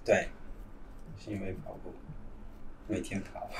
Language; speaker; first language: Chinese; non-native, fluent; Italian